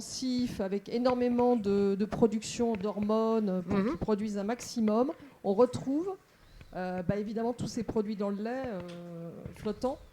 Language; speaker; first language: French; native; French